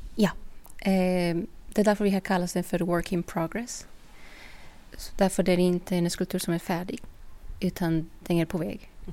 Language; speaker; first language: Swedish; non-native, fluent; Spanish